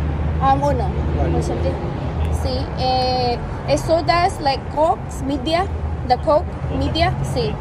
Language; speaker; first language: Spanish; non-native, learner; Hiligaynon